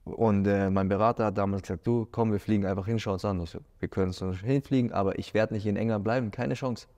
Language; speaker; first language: German; native; German